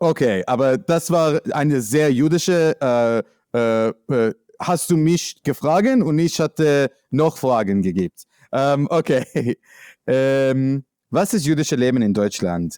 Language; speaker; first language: German; non-native, learner; English